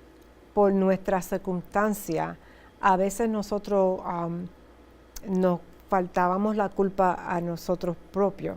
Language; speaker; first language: Spanish; early bilingual, heritage; Spanish